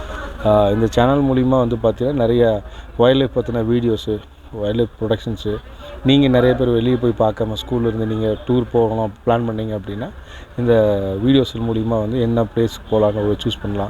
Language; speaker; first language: Tamil; native; Tamil